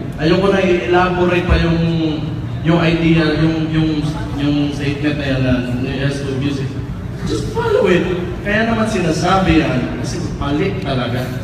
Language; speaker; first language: Filipino; non-native, local second language; Cebuano